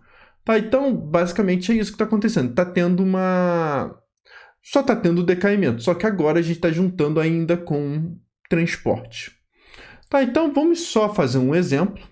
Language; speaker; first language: Portuguese; native; Portuguese